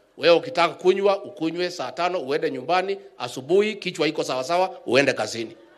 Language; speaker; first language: Swahili; non-native, local second language; Kikuyu